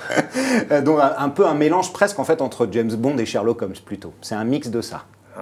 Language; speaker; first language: French; native; French